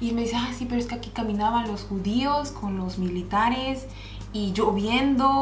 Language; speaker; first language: Spanish; native; Spanish